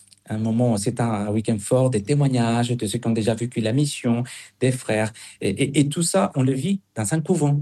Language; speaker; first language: French; non-native, fluent; Spanish